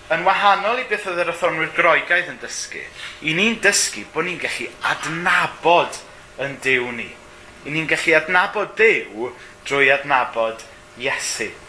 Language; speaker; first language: Welsh; native; Welsh